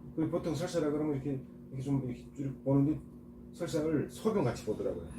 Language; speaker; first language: Korean; native; Korean